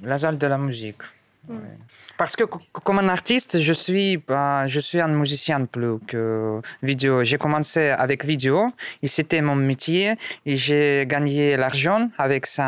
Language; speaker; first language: French; non-native, learner; Russian